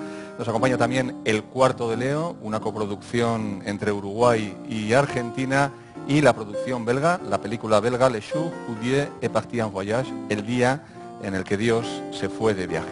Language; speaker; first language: Spanish; native; Spanish